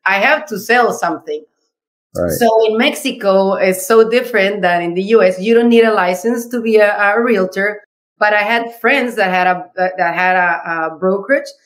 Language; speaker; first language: English; non-native, fluent; Spanish